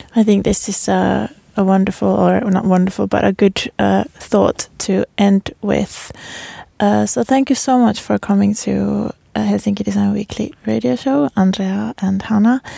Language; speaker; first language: English; non-native, fluent; Finnish